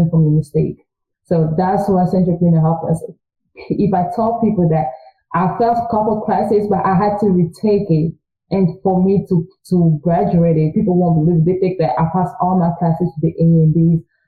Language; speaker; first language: English; early bilingual, other home language; French